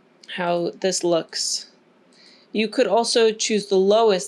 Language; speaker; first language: English; native; English